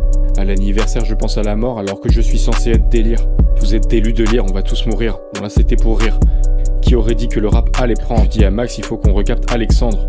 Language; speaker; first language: French; native; French